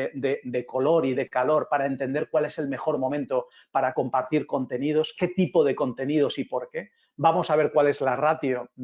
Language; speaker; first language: Spanish; native; Spanish